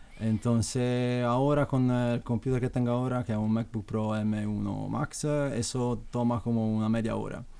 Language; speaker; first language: Spanish; non-native, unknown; Italian